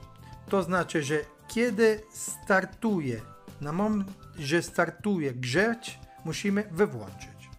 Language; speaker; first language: Polish; non-native, learner; Italian